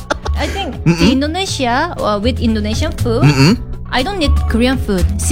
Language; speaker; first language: English; non-native, learner; Korean